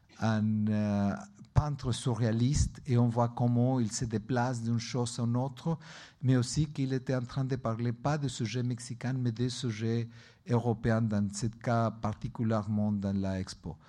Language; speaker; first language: French; non-native, learner; Spanish